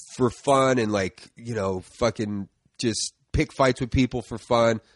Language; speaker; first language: English; native; English